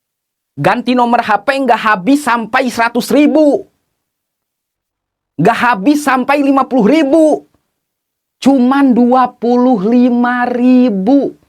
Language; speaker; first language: Indonesian; native; Indonesian